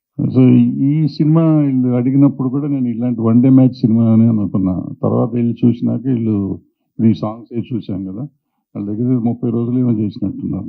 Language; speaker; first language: Telugu; native; Telugu